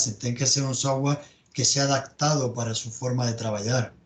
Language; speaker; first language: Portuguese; non-native, learner; Spanish